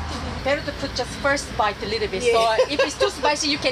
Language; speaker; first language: English; non-native, learner; Korean